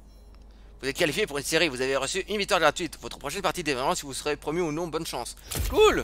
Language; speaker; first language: French; native; French